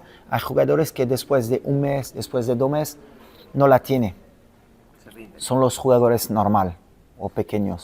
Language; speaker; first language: Spanish; non-native, fluent; French